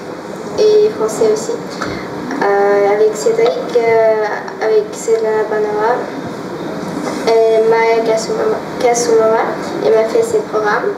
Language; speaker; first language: French; non-native, fluent; Russian